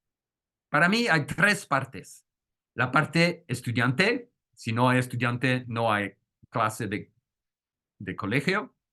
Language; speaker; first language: Spanish; non-native, fluent; French